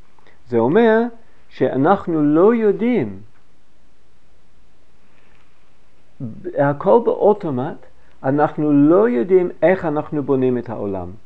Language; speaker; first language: Hebrew; non-native, fluent; English